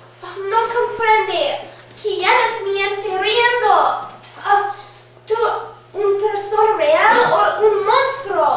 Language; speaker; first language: Spanish; non-native, learner; English